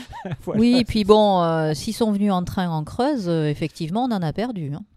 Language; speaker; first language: French; native; French